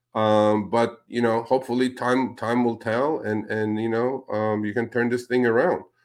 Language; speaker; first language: English; non-native, fluent; Spanish